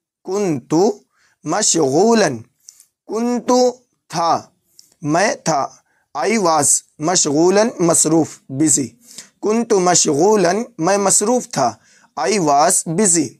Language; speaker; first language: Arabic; non-native, fluent; Urdu